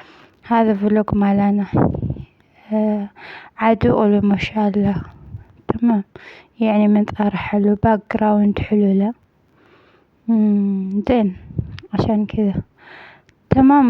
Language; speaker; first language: Arabic; non-native, learner; Amharic